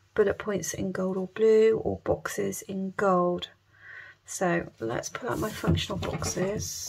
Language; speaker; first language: English; native; English